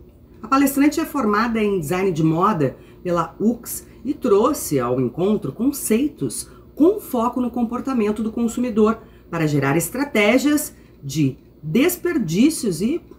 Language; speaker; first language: Portuguese; native; Portuguese